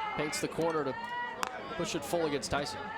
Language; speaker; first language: English; native; English